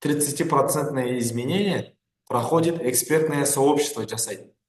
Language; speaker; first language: Russian; non-native, local second language; Kazakh